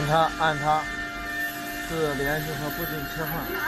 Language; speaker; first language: Chinese; native; Chinese